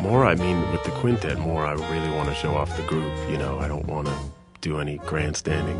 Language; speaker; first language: English; native; English